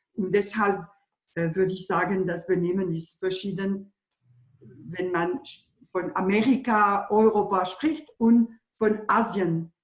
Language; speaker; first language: German; non-native, fluent; French